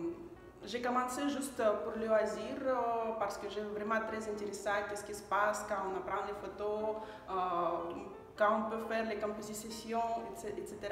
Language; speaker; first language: French; non-native, learner; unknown